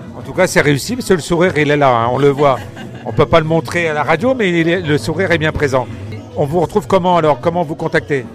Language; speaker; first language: French; native; French